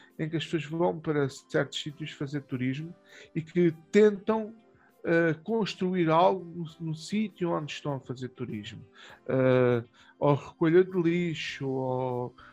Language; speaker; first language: Portuguese; native; Portuguese